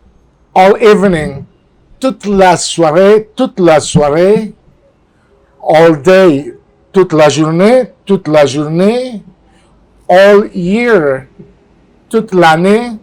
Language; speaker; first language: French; non-native, fluent; Spanish